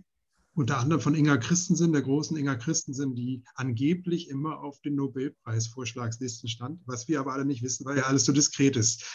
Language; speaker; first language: German; native; German